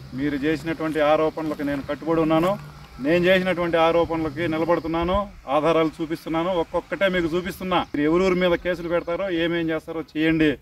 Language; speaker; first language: Telugu; native; Telugu